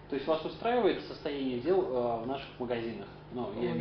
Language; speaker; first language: Russian; native; Russian